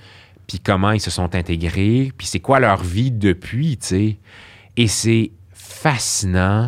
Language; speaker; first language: French; early bilingual, other home language; Arabic